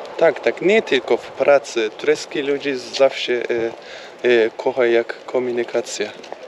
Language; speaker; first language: Polish; non-native, learner; Turkish